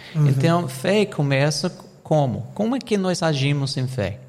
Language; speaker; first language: Portuguese; non-native, fluent; English